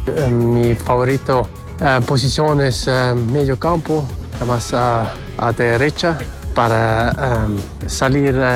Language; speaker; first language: Spanish; early bilingual, heritage; Spanish